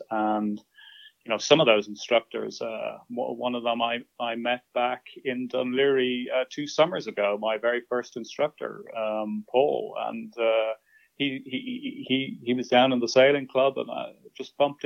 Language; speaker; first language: English; native; English